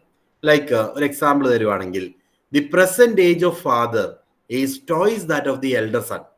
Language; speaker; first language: Malayalam; native; Malayalam